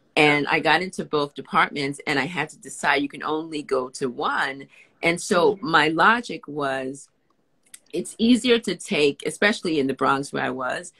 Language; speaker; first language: English; native; English